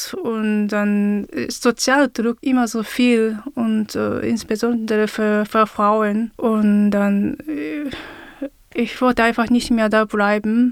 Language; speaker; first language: German; non-native, fluent; Japanese